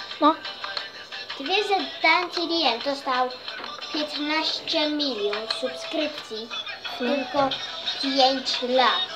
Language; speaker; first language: Polish; early bilingual, heritage; Polish